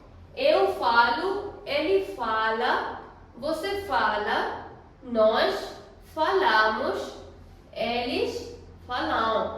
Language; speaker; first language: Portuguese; non-native, fluent; Hindi